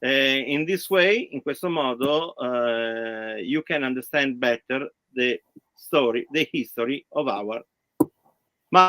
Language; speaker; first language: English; non-native, learner; Italian